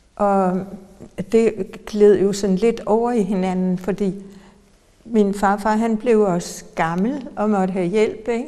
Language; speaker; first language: Danish; native; Danish